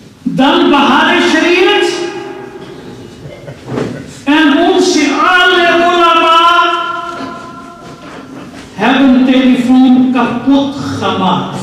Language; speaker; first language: Dutch; non-native, fluent; Urdu